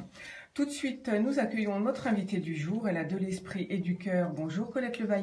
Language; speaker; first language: French; native; French